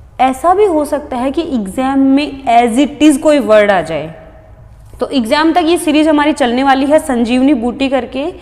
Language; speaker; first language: Hindi; native; Hindi